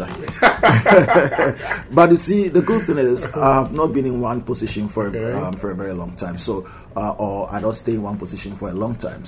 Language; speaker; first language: English; non-native, local second language; Akan